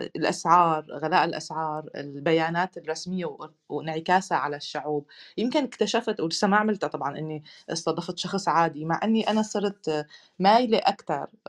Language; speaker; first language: Arabic; native; Arabic